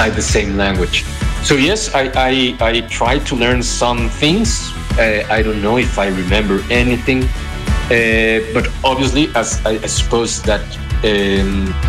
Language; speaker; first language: English; non-native, fluent; Spanish